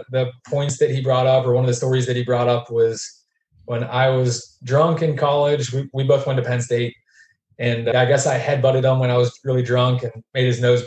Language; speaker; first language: English; native; English